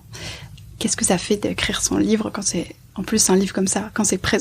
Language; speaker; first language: French; native; French